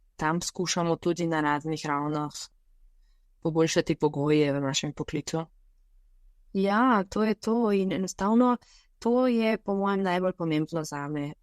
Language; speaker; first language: Slovenian; non-native, fluent; Bulgarian